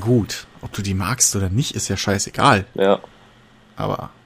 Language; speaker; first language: German; native; German